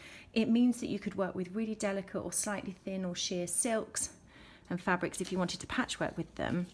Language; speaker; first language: English; native; English